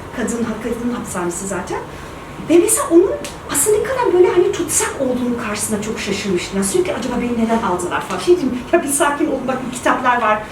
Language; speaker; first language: Turkish; early bilingual, heritage; Turkish